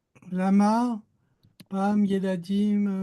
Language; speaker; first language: Hebrew; non-native, learner; French